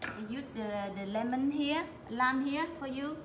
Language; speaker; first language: English; non-native, learner; Vietnamese